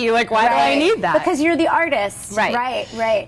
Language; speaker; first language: English; native; English